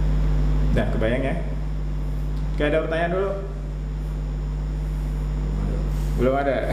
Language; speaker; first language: Indonesian; native; Indonesian